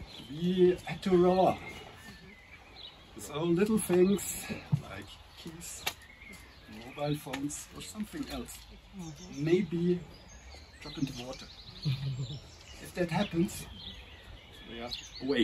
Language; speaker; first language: English; non-native, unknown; German